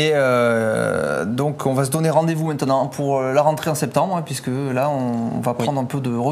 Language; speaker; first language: French; native; French